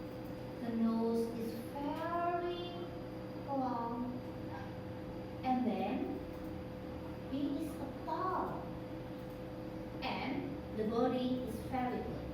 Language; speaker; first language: English; non-native, learner; Indonesian